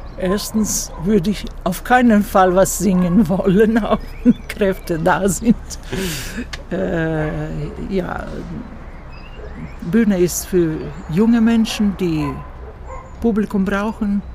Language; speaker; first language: German; non-native, fluent; Croatian